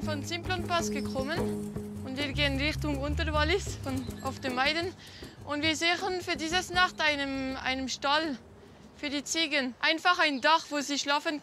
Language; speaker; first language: German; non-native, local second language; French